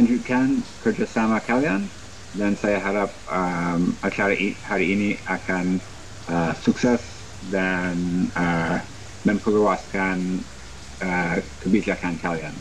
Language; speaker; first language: Indonesian; non-native, fluent; English